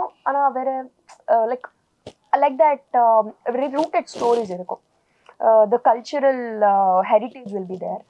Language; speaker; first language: Tamil; non-native, learner; Telugu